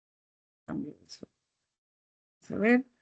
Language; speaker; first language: Spanish; native; Spanish